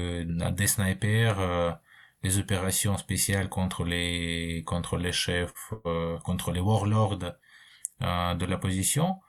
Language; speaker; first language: French; non-native, fluent; Russian